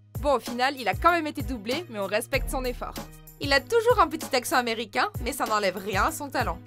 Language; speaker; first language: French; native; French